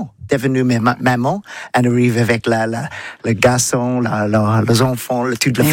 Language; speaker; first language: French; non-native, learner; English